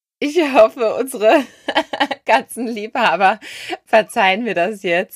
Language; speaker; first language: German; native; German